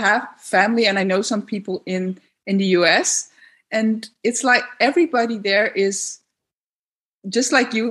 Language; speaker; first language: English; non-native, fluent; Dutch